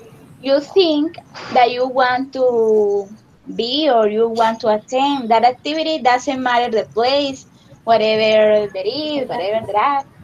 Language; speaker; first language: English; non-native, learner; Spanish